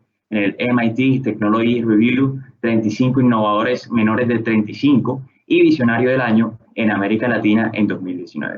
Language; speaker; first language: Spanish; native; Spanish